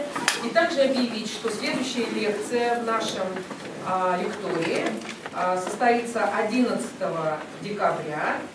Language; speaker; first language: Russian; native; Russian